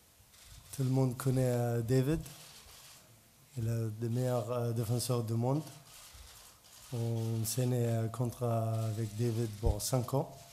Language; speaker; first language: French; non-native, learner; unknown